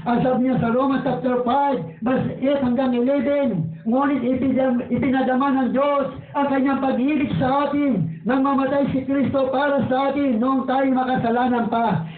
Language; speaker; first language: Filipino; non-native, local second language; Waray